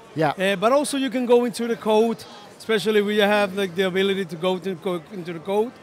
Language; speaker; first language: English; non-native, fluent; Spanish